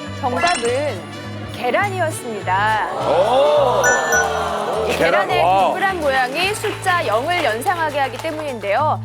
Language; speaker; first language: Korean; native; Korean